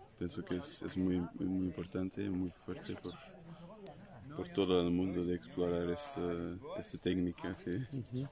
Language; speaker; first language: Spanish; non-native, fluent; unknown